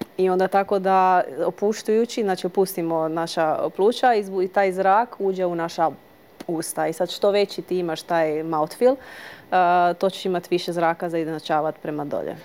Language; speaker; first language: Croatian; early bilingual, heritage; Croatian